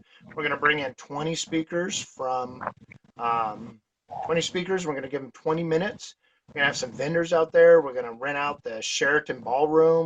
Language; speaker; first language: English; native; English